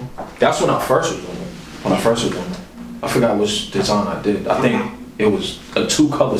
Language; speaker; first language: English; native; English